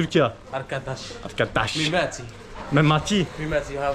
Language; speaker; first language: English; non-native, learner; Turkish